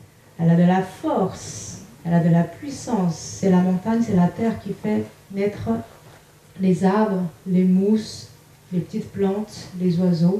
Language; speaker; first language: French; non-native, fluent; Chinese